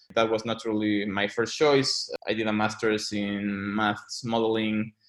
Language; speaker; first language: English; non-native, fluent; Spanish